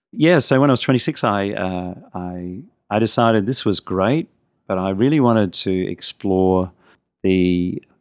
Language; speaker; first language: English; native; English